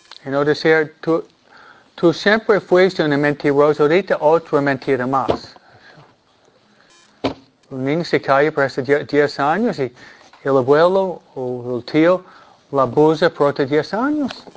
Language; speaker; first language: Spanish; non-native, fluent; English